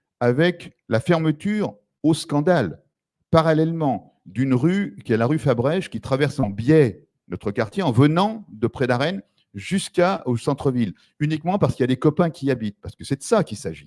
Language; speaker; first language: French; native; French